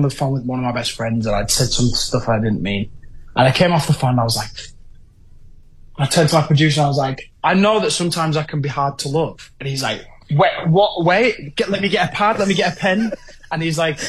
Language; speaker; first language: English; native; English